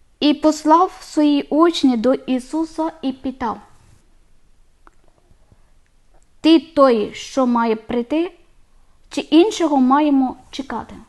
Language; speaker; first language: Ukrainian; non-native, learner; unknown